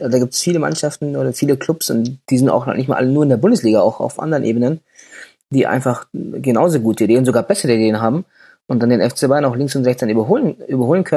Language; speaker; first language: German; native; German